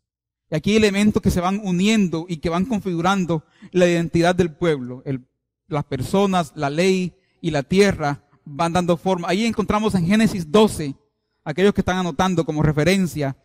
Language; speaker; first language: Spanish; native; Spanish